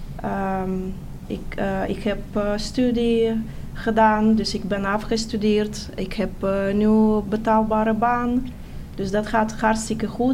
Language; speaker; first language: Dutch; non-native, fluent; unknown